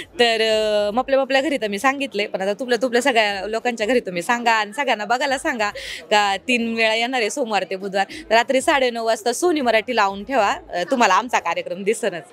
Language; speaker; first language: Marathi; native; Marathi